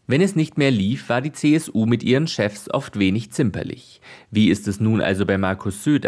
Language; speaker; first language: German; native; German